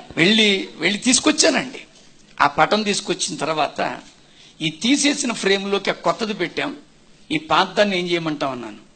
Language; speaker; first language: Telugu; non-native, local second language; Tamil